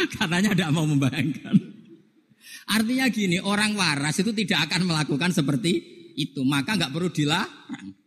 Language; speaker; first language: Indonesian; non-native, local second language; Javanese